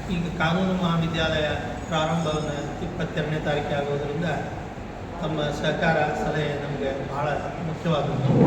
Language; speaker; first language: Kannada; native; Kannada